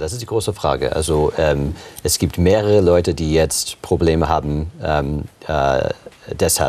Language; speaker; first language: German; non-native, fluent; English